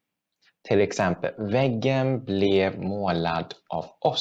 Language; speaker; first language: Swedish; non-native, fluent; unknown